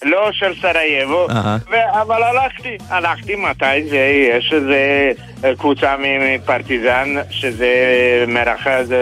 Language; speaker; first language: Hebrew; non-native, learner; Bosnian